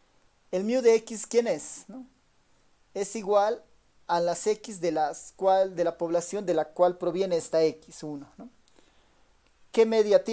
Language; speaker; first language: Spanish; native; Spanish